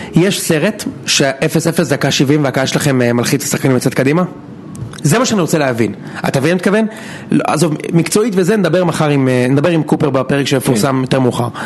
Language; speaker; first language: Hebrew; native; Hebrew